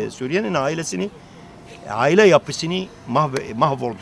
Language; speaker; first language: Turkish; non-native, fluent; Arabic